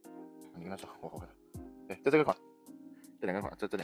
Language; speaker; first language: Chinese; native; Chinese